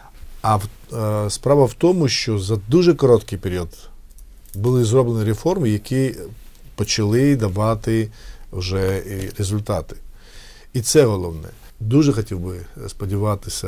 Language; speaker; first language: Ukrainian; non-native, fluent; Georgian